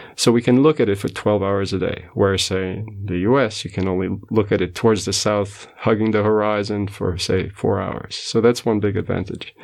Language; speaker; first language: English; non-native, fluent; Portuguese